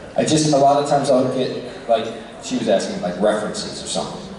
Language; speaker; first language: English; native; English